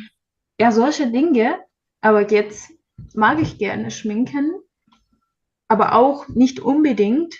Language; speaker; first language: German; non-native, learner; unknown